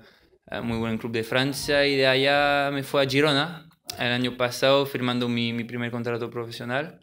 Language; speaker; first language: Spanish; early bilingual, heritage; French